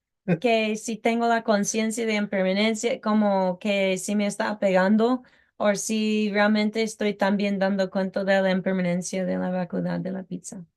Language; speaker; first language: Spanish; non-native, learner; English